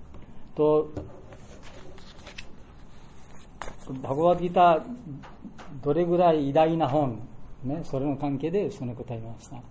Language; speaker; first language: Japanese; non-native, fluent; Bangla